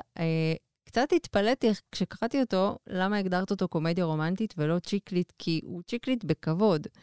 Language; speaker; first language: Hebrew; native; Hebrew